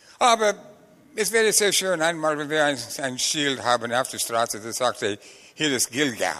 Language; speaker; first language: German; non-native, fluent; English